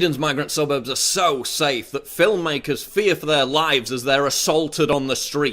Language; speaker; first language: English; native; English